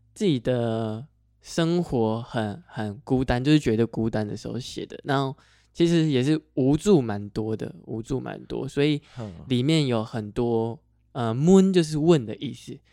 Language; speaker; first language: Chinese; non-native, local second language; Hakka Chinese